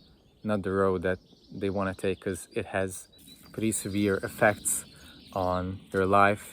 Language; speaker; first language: English; non-native, fluent; Hungarian